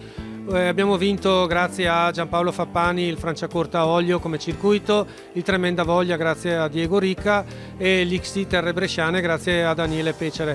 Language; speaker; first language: Italian; native; Italian